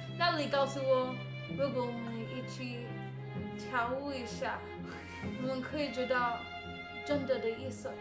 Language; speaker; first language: Chinese; non-native, learner; English